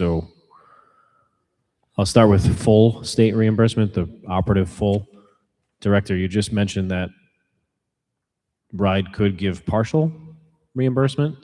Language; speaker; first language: English; native; English